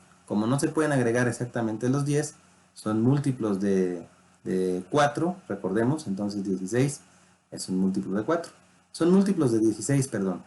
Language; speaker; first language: Spanish; native; Spanish